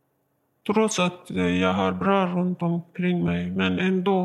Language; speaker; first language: Swedish; non-native, learner; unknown